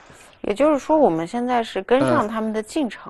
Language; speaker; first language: Chinese; native; Chinese